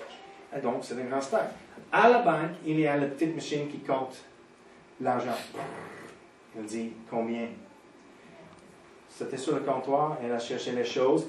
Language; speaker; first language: French; non-native, fluent; English